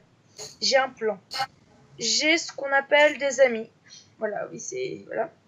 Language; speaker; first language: French; native; French